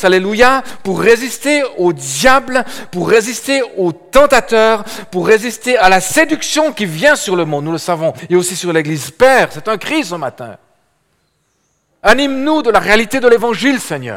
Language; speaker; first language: French; native; French